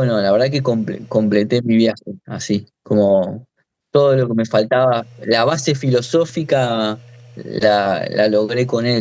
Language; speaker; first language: Spanish; native; Spanish